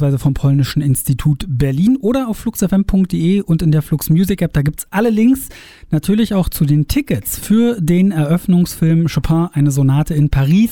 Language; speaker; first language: German; native; German